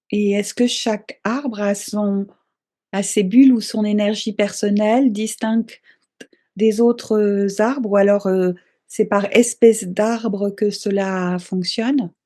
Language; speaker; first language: French; native; French